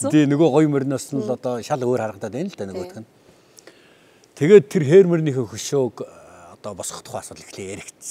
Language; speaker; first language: Mongolian; native; Mongolian